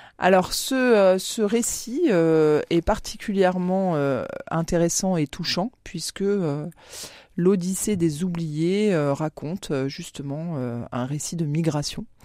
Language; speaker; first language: French; native; French